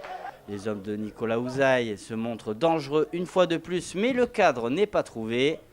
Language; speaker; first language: French; native; French